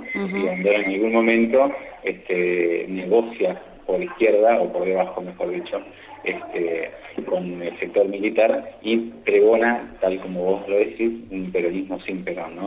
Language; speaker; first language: Spanish; native; Spanish